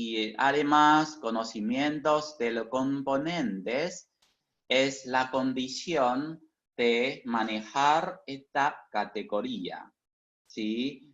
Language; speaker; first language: Spanish; non-native, fluent; Chinese